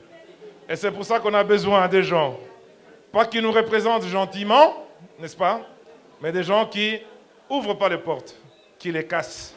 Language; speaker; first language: French; non-native, local second language; Lingala